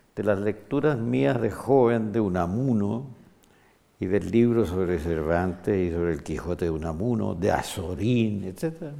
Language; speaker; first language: Spanish; native; Spanish